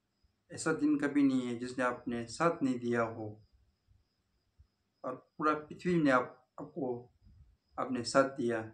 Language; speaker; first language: Hindi; non-native, local second language; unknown